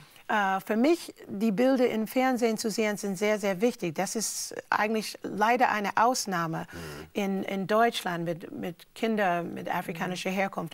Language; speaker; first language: German; non-native, fluent; English